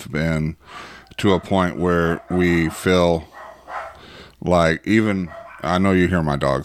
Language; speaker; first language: English; native; English